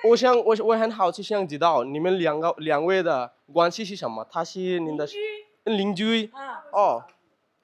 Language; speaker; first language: Chinese; non-native, fluent; Bangla